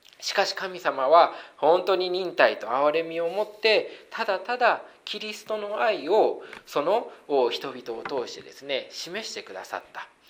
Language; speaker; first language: Japanese; native; Japanese